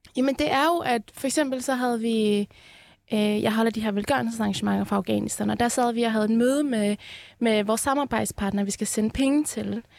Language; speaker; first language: Danish; early bilingual, other home language; Persian